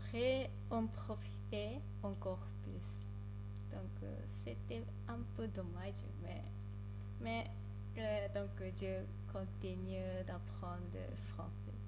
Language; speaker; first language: French; non-native, learner; Japanese